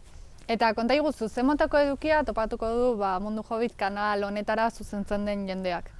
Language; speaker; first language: Basque; native; Basque